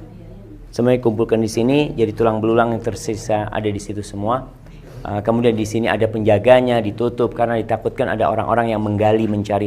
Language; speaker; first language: Indonesian; native; Indonesian